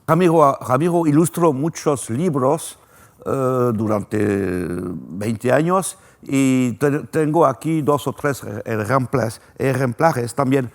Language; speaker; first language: Spanish; non-native, fluent; French